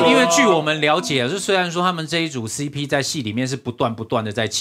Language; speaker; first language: Chinese; native; Chinese